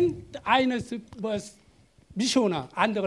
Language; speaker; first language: German; non-native, learner; Korean